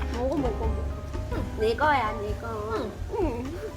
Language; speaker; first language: Korean; non-native, learner; Vietnamese